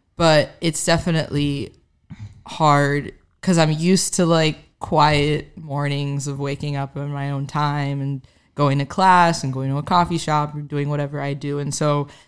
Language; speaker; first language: English; native; English